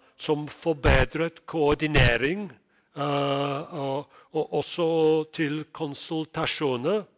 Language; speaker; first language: Norwegian; non-native, fluent; English